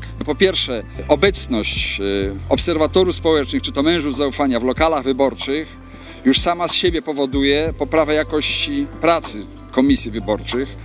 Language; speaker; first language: Polish; native; Polish